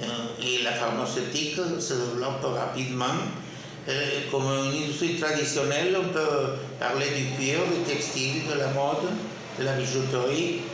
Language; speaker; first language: French; non-native, fluent; Spanish